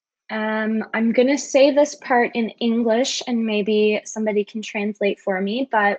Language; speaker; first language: English; native; English